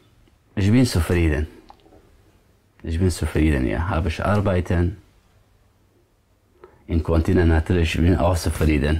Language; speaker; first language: German; non-native, learner; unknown